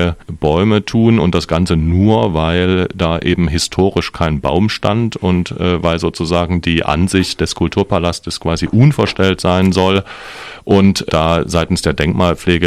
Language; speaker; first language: German; native; German